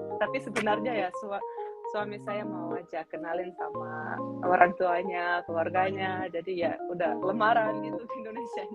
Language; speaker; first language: Indonesian; non-native, fluent; Russian